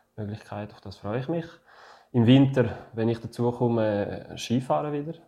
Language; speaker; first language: German; non-native, fluent; French